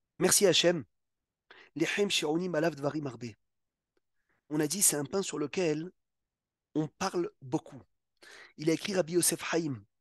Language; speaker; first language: French; native; French